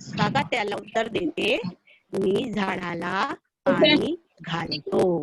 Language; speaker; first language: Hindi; non-native, local second language; Urdu